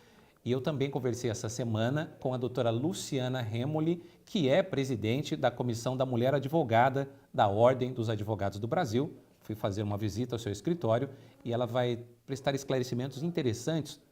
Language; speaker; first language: Portuguese; native; Portuguese